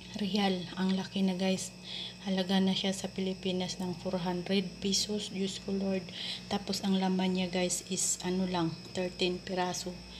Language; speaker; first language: Filipino; non-native, local second language; Cebuano